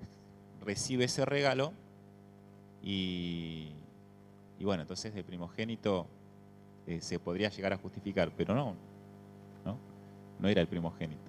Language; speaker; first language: Spanish; native; Spanish